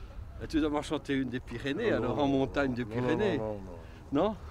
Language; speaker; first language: French; native; French